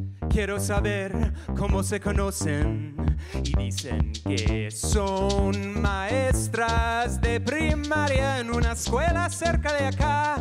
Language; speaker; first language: Spanish; non-native, fluent; English